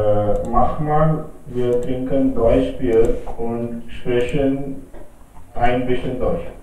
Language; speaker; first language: German; non-native, learner; Hindi